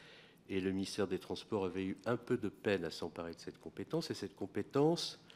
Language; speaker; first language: French; native; French